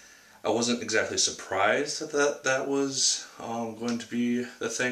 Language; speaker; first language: English; native; English